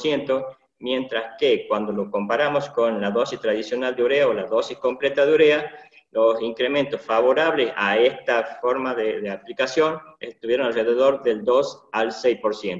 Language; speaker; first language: Spanish; native; Spanish